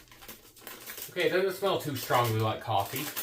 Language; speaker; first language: English; native; English